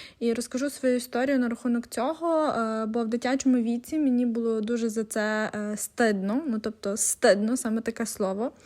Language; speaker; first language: Ukrainian; native; Ukrainian